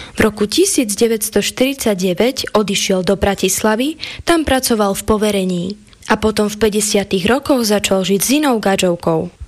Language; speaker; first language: Slovak; native; Slovak